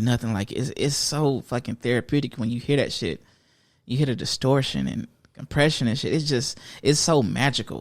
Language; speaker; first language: English; native; English